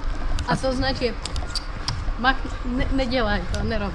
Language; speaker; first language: Polish; non-native, learner; Czech